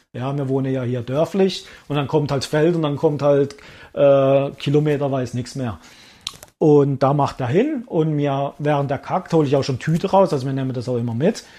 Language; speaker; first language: German; early bilingual, other home language; Italian